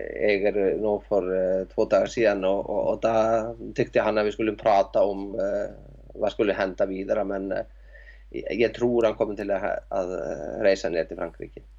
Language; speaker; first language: Swedish; non-native, learner; Icelandic